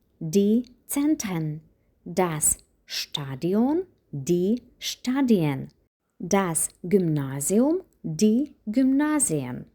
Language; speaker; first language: German; non-native, fluent; Ukrainian